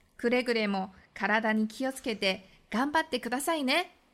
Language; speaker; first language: Japanese; non-native, fluent; Chinese